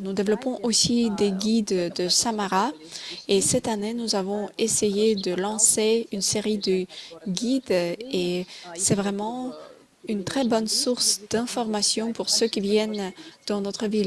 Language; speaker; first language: French; non-native, fluent; Russian